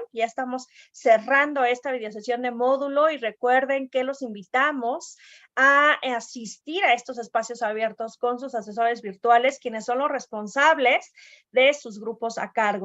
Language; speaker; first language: Spanish; native; Spanish